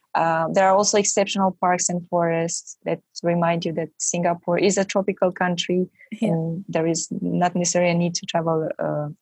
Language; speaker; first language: English; non-native, fluent; Romanian